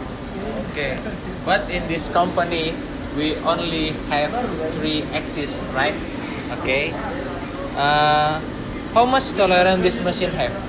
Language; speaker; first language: English; non-native, learner; Indonesian